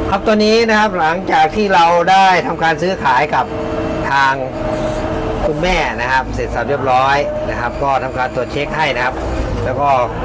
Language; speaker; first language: Thai; non-native, local second language; Northeastern Thai